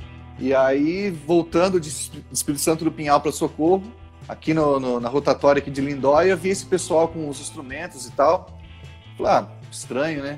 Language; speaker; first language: Portuguese; native; Portuguese